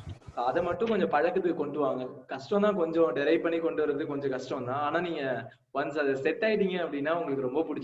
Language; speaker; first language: Tamil; native; Tamil